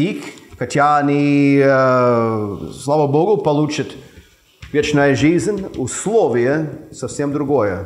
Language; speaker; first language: Russian; non-native, fluent; English